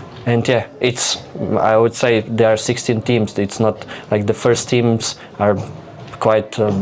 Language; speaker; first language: English; non-native, fluent; Slovenian